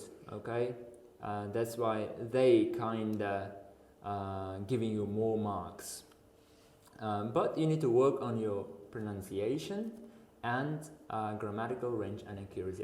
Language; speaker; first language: English; non-native, fluent; Uzbek